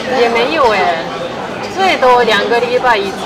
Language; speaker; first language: Chinese; non-native, fluent; Japanese